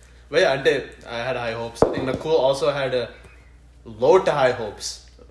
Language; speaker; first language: English; early bilingual, other home language; Telugu